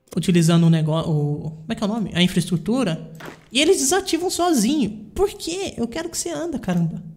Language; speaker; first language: Portuguese; native; Portuguese